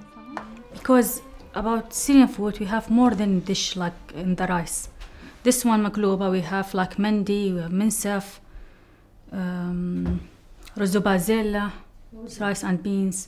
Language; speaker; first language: English; non-native, learner; Arabic